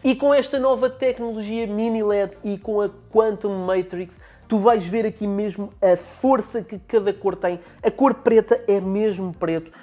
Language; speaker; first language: Portuguese; native; Portuguese